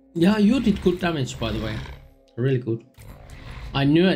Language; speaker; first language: English; non-native, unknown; Finnish